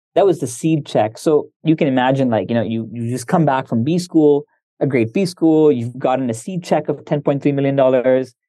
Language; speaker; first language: English; early bilingual, other home language; Hindi